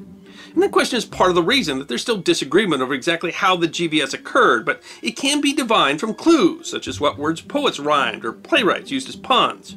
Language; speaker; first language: English; native; English